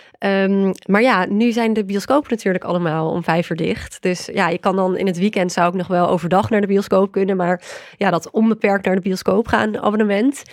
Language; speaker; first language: Dutch; native; Dutch